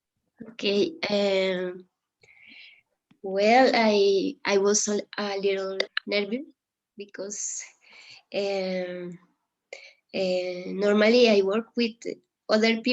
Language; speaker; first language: English; non-native, learner; Spanish